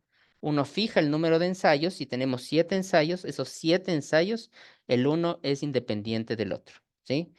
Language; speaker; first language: Spanish; native; Spanish